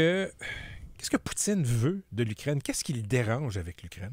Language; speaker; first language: French; native; French